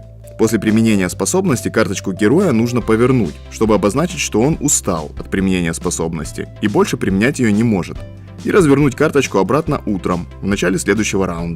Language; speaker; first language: Russian; native; Russian